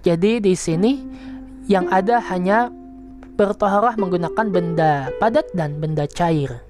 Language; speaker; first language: Indonesian; native; Indonesian